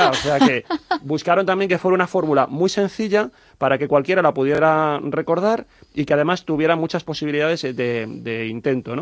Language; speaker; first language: Spanish; native; Spanish